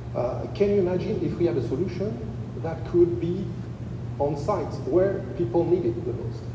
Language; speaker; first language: English; non-native, fluent; French